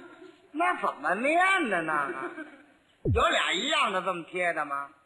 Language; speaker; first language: Chinese; native; Chinese